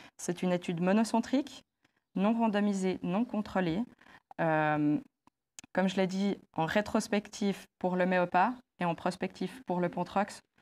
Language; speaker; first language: French; native; French